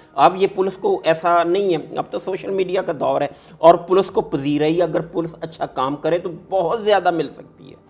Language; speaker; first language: Urdu; non-native, local second language; Punjabi